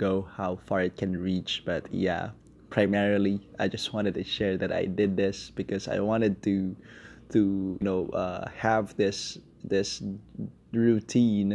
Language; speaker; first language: English; non-native, local second language; Filipino